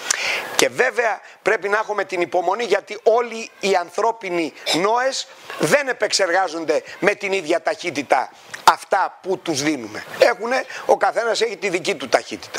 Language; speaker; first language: Greek; native; Greek